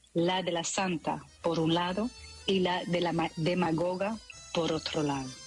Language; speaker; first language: Spanish; non-native, fluent; French